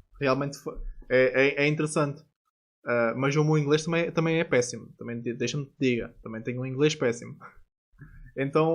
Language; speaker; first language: Portuguese; native; Portuguese